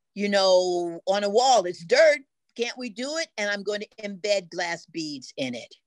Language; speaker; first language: English; native; English